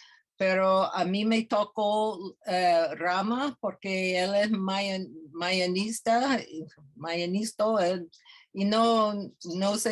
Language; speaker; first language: Spanish; non-native, fluent; English